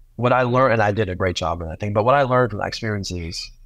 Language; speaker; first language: English; native; English